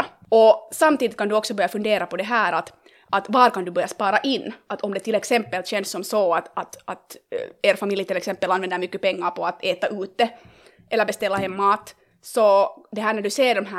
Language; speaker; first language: Swedish; native; Swedish